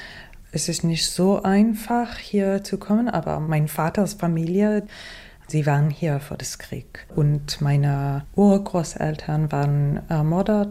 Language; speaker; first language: German; non-native, fluent; English